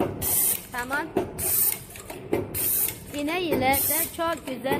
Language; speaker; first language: Turkish; non-native, learner; Chinese